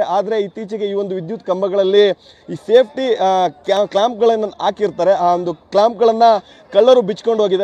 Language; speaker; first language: Kannada; native; Kannada